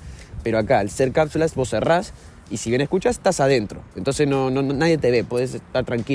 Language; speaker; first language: Spanish; native; Spanish